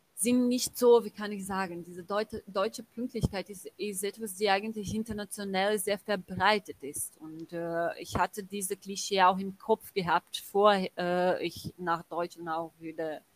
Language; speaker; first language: German; non-native, fluent; Portuguese